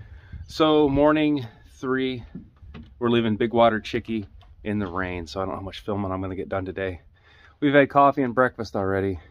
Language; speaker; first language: English; native; English